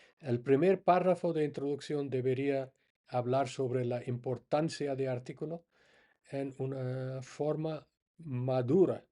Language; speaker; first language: Spanish; non-native, fluent; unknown